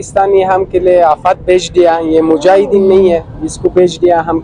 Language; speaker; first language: Hindi; non-native, local second language; Pashto